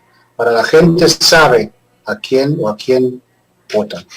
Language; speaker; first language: Spanish; non-native, fluent; German